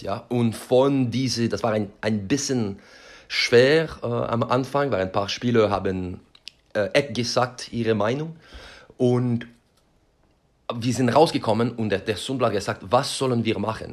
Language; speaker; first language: German; non-native, learner; French